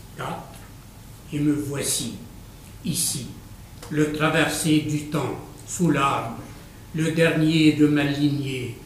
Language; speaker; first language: French; non-native, local second language; Arabic